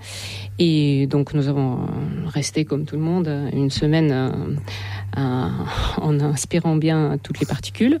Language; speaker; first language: French; non-native, fluent; Russian